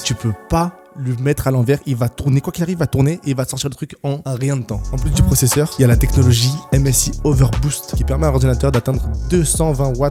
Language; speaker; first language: French; native; French